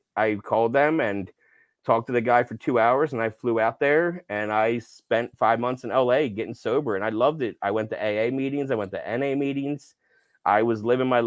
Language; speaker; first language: English; native; English